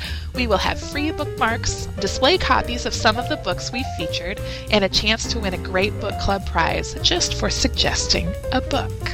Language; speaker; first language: English; native; English